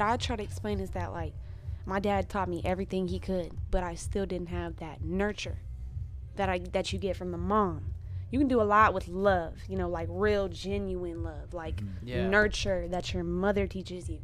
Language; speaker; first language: English; native; English